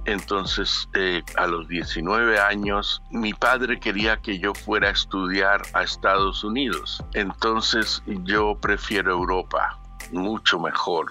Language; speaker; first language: Spanish; native; Spanish